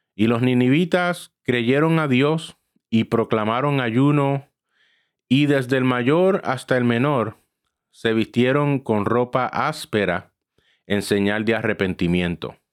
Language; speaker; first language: Spanish; early bilingual, heritage; Spanish